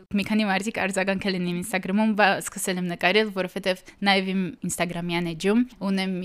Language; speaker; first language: Armenian; early bilingual, heritage; Armenian